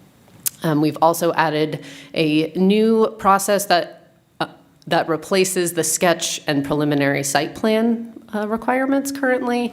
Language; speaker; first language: English; native; English